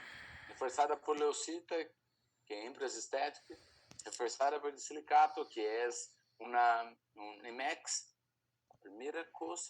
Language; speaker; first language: Spanish; non-native, fluent; Portuguese